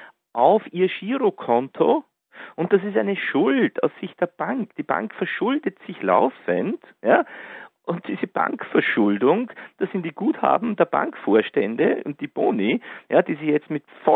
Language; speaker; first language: German; native; German